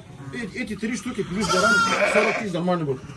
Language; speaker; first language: Russian; native; Russian